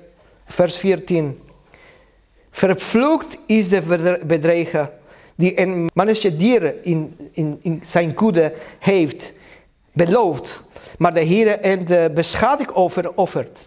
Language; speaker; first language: Dutch; non-native, learner; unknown